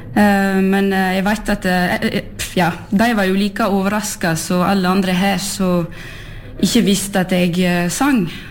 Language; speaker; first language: Norwegian; non-native, fluent; French